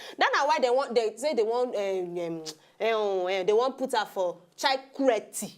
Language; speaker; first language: Nigerian Pidgin; native; Nigerian Pidgin